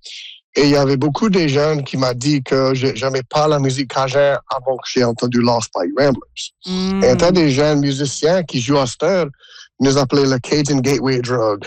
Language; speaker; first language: French; non-native, local second language; English